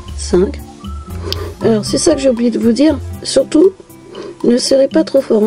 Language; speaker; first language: French; native; French